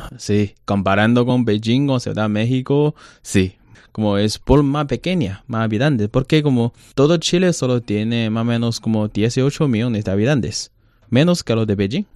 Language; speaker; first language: Spanish; non-native, learner; Chinese